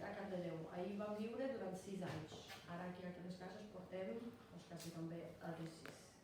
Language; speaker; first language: Catalan; non-native, fluent; Polish